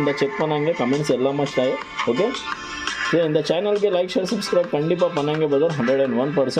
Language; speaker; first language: Tamil; non-native, local second language; Malayalam